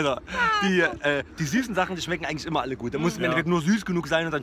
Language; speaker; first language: German; native; German